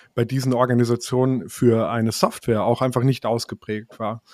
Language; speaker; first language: German; native; German